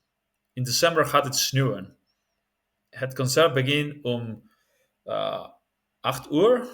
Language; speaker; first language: Dutch; non-native, learner; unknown